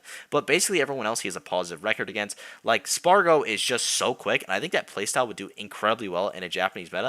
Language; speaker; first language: English; native; English